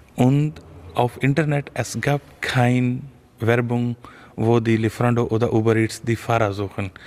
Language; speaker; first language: German; non-native, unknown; Urdu